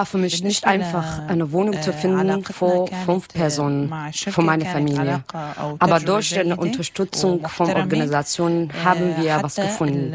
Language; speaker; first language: German; non-native, learner; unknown